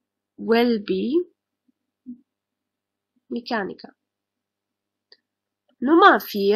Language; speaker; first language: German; non-native, learner; Arabic